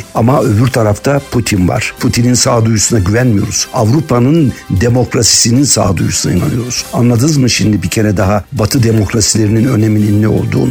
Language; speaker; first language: Turkish; native; Turkish